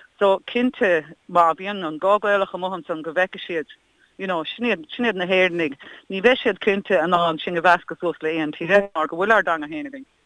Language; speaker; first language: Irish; native; Irish